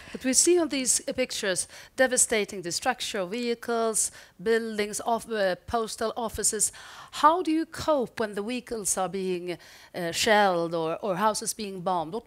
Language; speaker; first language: English; non-native, fluent; Swedish